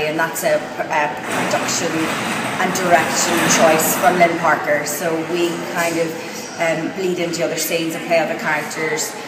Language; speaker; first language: English; native; English